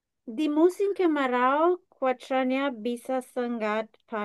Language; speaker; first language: Indonesian; non-native, learner; English